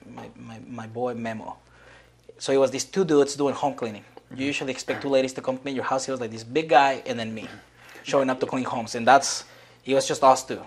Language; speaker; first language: English; non-native, fluent; Spanish